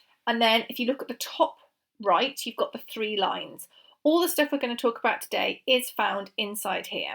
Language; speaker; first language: English; native; English